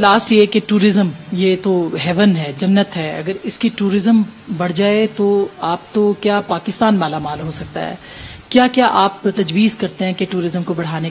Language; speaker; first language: Urdu; native; Urdu